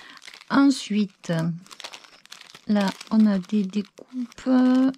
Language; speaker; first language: French; native; French